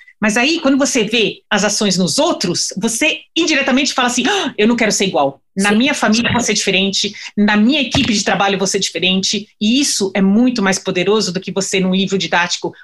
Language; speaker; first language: Portuguese; non-native, fluent; French